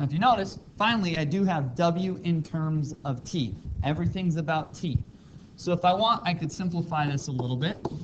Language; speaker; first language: English; native; English